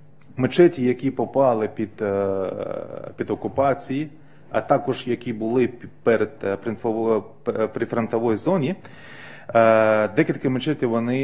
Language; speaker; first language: Ukrainian; non-native, fluent; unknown